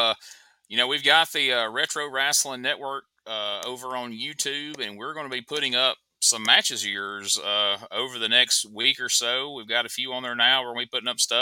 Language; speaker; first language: English; native; English